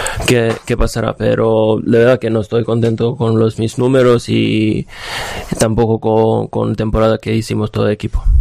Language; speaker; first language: Spanish; non-native, fluent; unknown